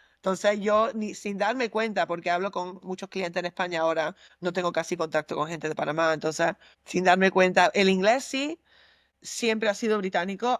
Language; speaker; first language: Spanish; early bilingual, heritage; English